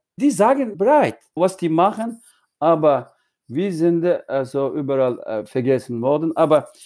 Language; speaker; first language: German; non-native, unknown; Uyghur